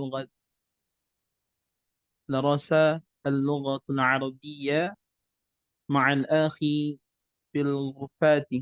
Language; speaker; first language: Arabic; non-native, learner; Indonesian